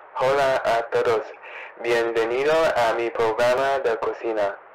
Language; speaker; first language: Spanish; non-native, learner; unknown